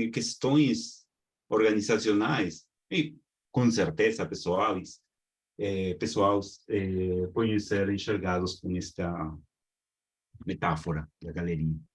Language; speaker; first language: Portuguese; non-native, fluent; Spanish